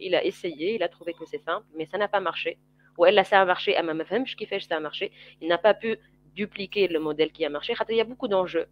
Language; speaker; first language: French; non-native, local second language; Arabic